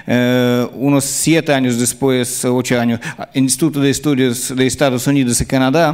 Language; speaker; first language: Spanish; non-native, fluent; Russian